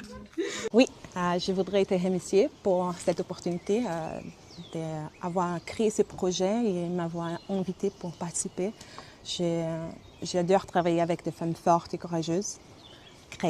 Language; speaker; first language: French; non-native, fluent; Portuguese